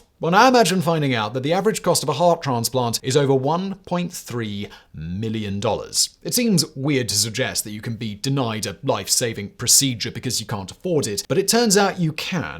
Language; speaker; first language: English; native; English